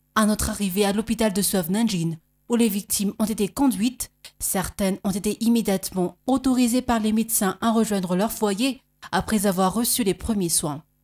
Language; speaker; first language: French; non-native, local second language; Malagasy